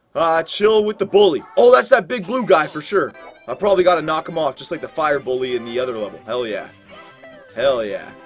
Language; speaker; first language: English; native; English